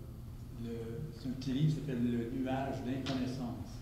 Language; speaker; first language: French; native; French